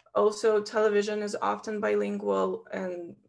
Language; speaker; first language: English; non-native, fluent; Ukrainian